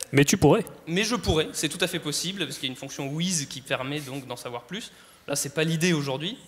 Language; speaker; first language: French; native; French